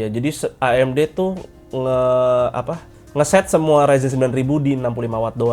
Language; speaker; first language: Indonesian; native; Indonesian